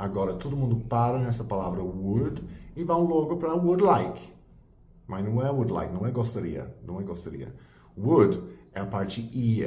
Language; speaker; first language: Portuguese; non-native, fluent; English